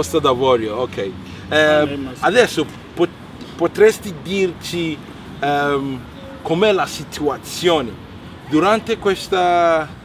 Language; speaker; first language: Italian; non-native, learner; Akan